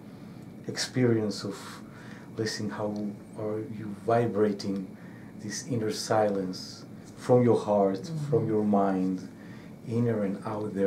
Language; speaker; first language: English; non-native, fluent; Hebrew